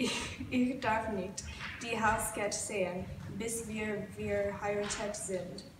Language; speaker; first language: German; non-native, learner; English